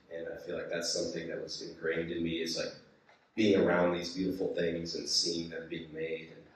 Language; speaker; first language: English; native; English